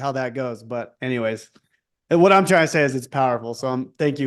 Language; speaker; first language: English; native; English